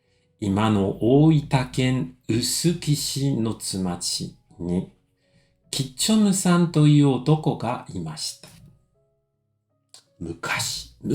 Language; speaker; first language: Japanese; non-native, fluent; French